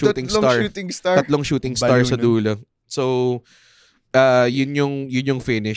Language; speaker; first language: English; non-native, local second language; Filipino